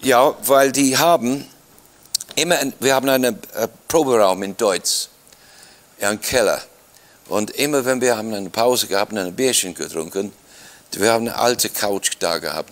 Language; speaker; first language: German; non-native, fluent; English